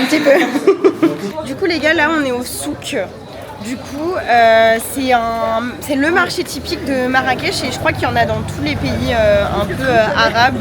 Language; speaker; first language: French; native; French